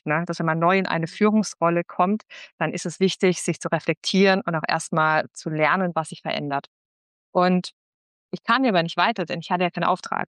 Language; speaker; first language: German; native; German